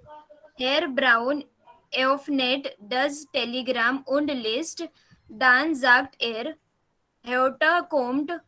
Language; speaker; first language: German; non-native, learner; Marathi